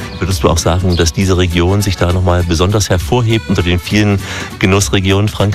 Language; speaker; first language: German; native; German